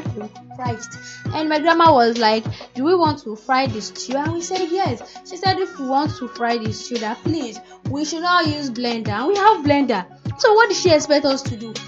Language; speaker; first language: English; non-native, local second language; Yoruba